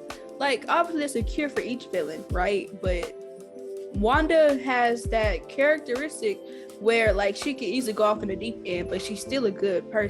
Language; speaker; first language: English; native; English